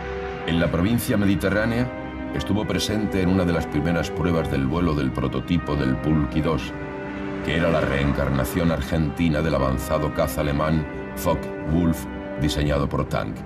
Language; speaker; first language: Spanish; native; Spanish